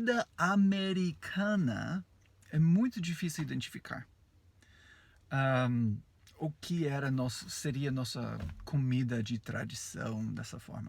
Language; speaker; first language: Portuguese; non-native, fluent; English